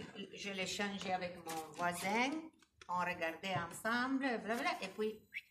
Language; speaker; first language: French; non-native, learner; Italian